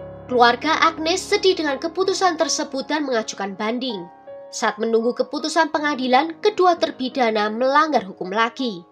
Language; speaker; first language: Indonesian; native; Indonesian